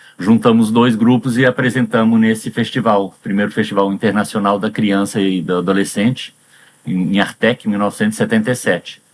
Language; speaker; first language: Portuguese; early bilingual, heritage; Portuguese